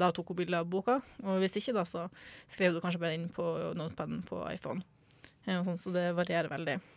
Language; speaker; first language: Norwegian; native; Norwegian